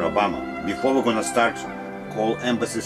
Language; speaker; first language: English; non-native, learner; Russian